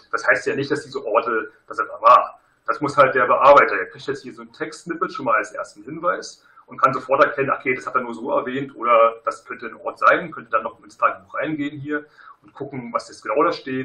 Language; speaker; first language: German; native; German